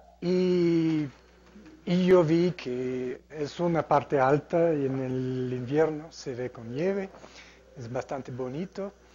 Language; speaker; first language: Spanish; non-native, fluent; English